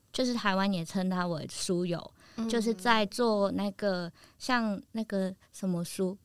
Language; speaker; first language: Chinese; non-native, local second language; Cantonese